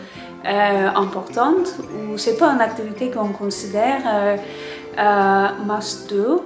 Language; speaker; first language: French; non-native, fluent; Turkish